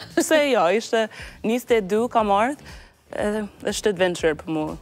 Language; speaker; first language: Albanian; non-native, learner; English